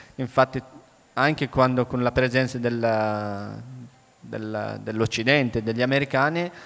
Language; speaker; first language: Italian; early bilingual, other home language; Persian